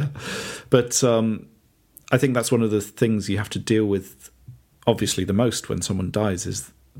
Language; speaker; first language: English; native; English